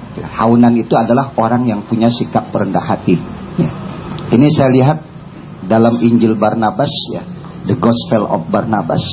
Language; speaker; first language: Indonesian; native; Indonesian